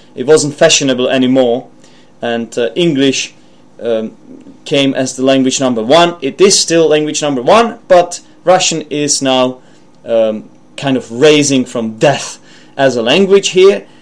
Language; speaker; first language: English; non-native, fluent; Czech